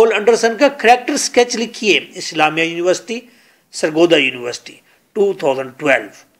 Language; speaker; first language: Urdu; non-native, local second language; Punjabi